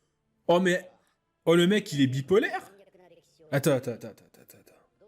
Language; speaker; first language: French; native; French